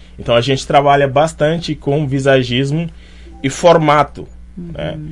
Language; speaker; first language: Portuguese; non-native, fluent; Wolof